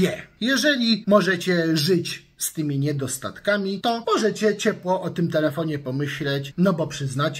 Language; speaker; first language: Polish; native; Polish